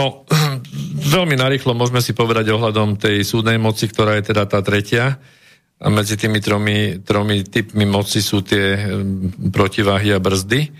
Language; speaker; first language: Slovak; native; Slovak